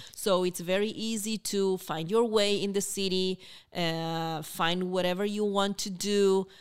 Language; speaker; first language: English; non-native, fluent; Spanish